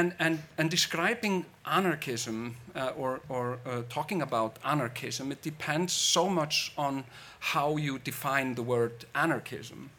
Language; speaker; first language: English; non-native, fluent; Icelandic